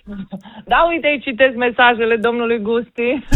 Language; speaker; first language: Romanian; native; Romanian